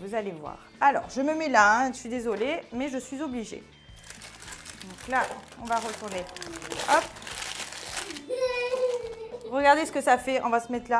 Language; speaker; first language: French; native; French